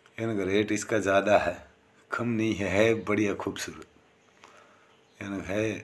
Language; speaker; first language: Hindi; non-native, local second language; Gujarati